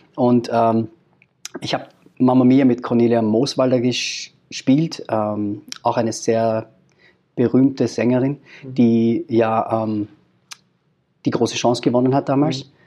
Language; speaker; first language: German; early bilingual, other home language; Filipino